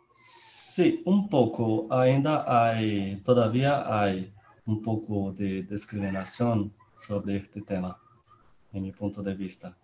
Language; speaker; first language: Spanish; non-native, learner; Portuguese